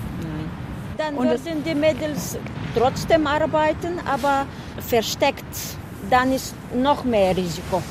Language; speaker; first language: German; non-native, learner; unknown